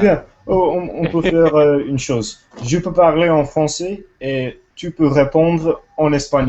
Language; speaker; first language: French; non-native, learner; English